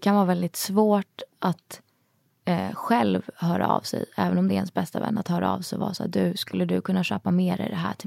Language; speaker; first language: Swedish; native; Swedish